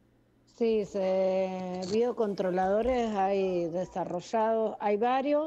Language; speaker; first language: Spanish; native; Spanish